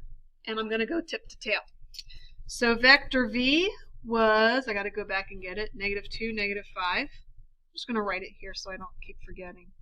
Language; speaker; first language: English; native; English